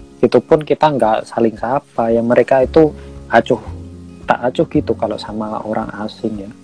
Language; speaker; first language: Indonesian; native; Indonesian